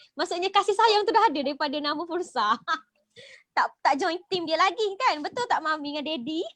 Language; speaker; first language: Malay; native; Malay